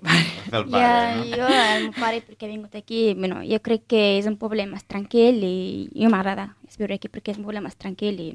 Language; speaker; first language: Catalan; early bilingual, other home language; Arabic